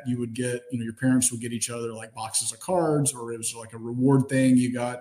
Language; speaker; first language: English; native; English